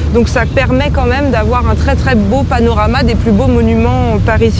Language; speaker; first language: French; native; French